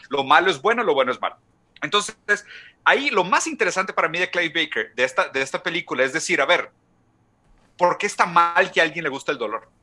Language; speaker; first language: Spanish; non-native, fluent; Portuguese